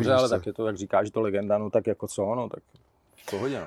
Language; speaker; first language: Czech; native; Czech